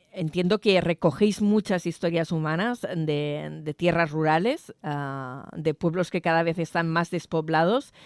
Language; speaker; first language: Spanish; non-native, local second language; Catalan